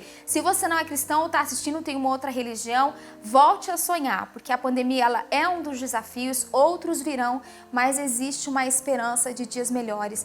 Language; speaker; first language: Portuguese; native; Portuguese